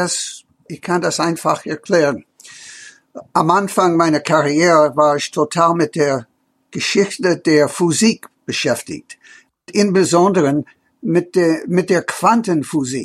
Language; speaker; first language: German; non-native, fluent; English